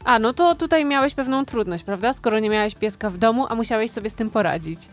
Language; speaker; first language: Polish; native; Polish